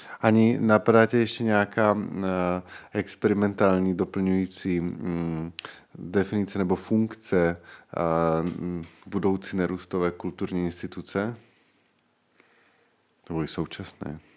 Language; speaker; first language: Czech; native; Czech